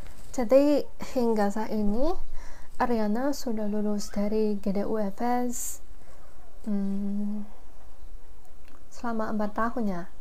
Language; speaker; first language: Indonesian; non-native, fluent; Chinese